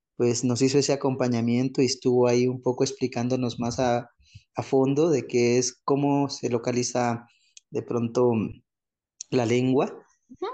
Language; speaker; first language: Spanish; non-native, local second language; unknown